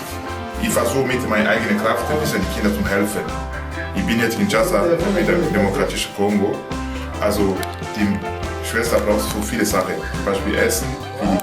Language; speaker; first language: German; non-native, learner; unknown